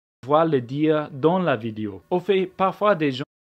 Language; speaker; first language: French; non-native, learner; English